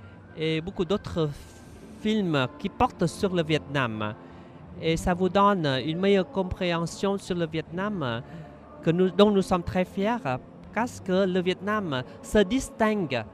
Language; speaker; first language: French; non-native, fluent; Vietnamese